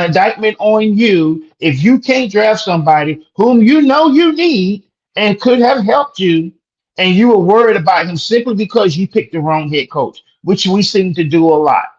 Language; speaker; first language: English; native; English